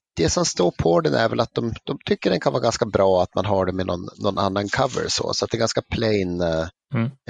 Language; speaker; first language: Swedish; native; Swedish